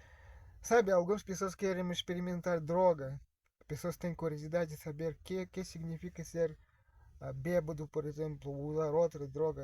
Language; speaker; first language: Portuguese; non-native, fluent; Russian